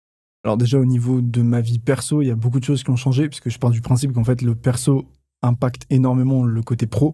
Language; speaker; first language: French; native; French